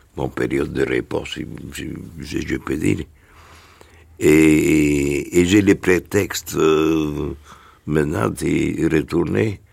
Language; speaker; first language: French; non-native, fluent; Spanish